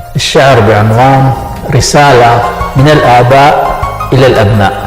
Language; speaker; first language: Arabic; native; Arabic